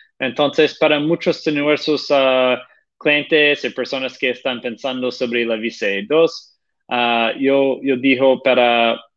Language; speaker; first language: Spanish; non-native, fluent; Portuguese